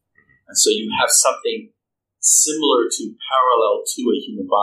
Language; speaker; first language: English; non-native, local second language; Filipino